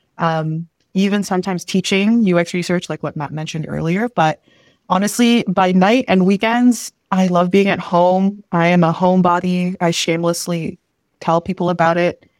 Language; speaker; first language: English; early bilingual, other home language; Filipino